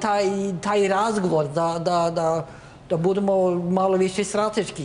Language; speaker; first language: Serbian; non-native, learner; Norwegian